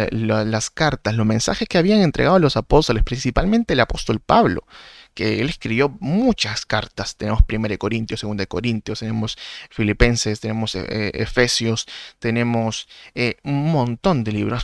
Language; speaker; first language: Spanish; native; Spanish